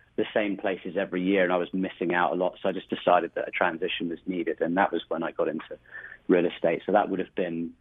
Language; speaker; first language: English; native; English